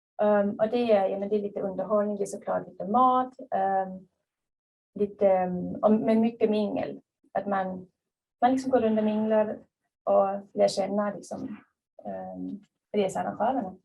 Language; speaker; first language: Swedish; native; Swedish